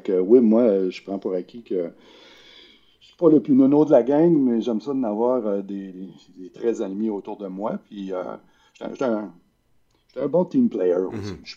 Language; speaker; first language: French; native; French